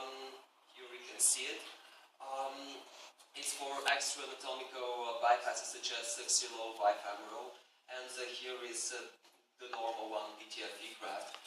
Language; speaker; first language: English; non-native, fluent; Bulgarian